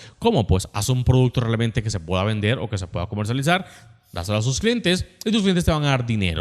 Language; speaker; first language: Spanish; native; Spanish